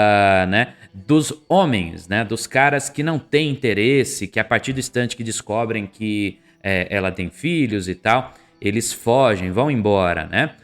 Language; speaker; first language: Portuguese; native; Portuguese